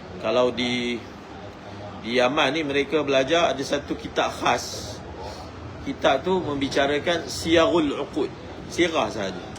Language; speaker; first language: Malay; native; Malay